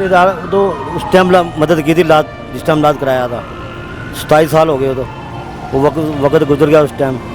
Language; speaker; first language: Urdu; non-native, local second language; Punjabi